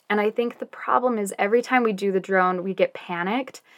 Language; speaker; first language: English; native; English